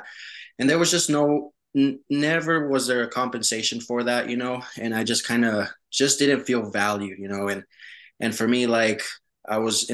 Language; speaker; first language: English; early bilingual, other home language; Spanish